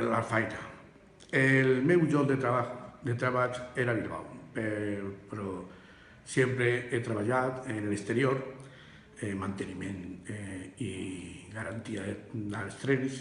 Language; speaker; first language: Catalan; non-native, learner; Spanish